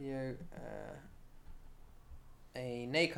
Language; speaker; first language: Chinese; non-native, learner; English